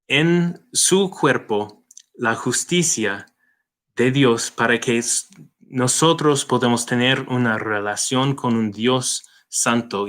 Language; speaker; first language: Spanish; non-native, fluent; English